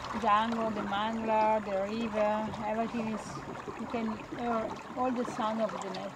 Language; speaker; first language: English; non-native, learner; Italian